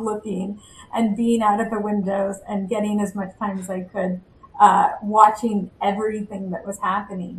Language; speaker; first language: English; native; English